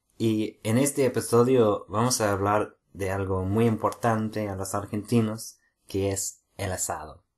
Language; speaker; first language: Spanish; non-native, fluent; English